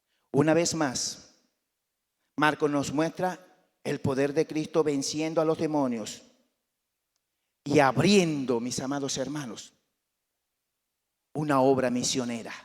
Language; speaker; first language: Spanish; native; Spanish